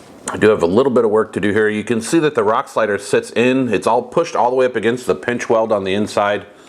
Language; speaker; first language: English; native; English